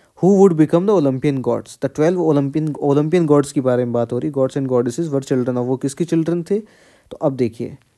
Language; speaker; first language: Hindi; native; Hindi